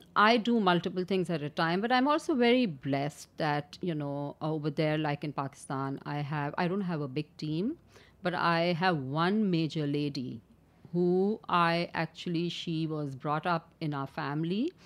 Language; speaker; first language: English; non-native, local second language; Urdu